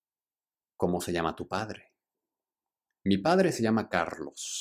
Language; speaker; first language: Spanish; early bilingual, heritage; Spanish